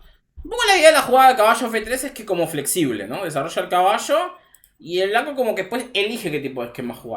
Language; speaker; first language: Spanish; native; Spanish